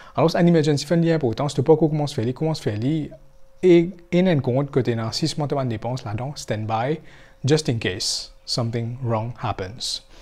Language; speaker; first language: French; non-native, local second language; Morisyen